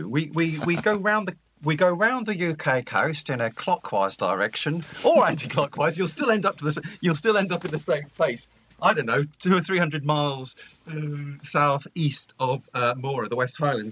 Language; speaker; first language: English; native; English